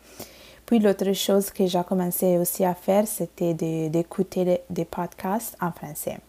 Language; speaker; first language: French; non-native, fluent; Bangla